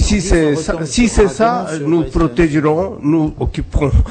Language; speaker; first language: French; non-native, learner; Japanese